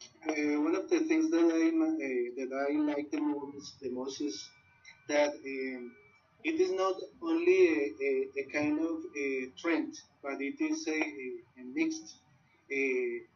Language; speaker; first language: English; non-native, learner; Spanish